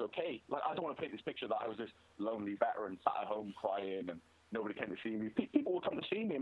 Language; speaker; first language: English; native; English